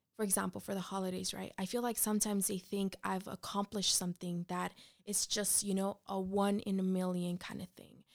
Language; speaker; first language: English; early bilingual, other home language; Spanish